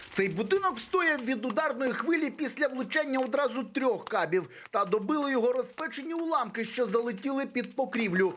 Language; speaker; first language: Ukrainian; native; Ukrainian